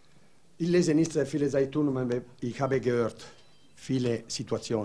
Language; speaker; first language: German; non-native, learner; Italian